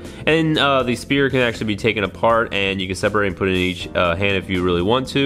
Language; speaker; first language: English; native; English